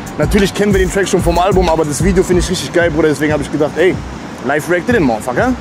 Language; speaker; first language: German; native; German